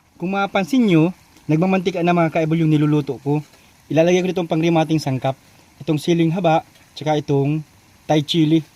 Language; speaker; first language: Filipino; non-native, local second language; Bikol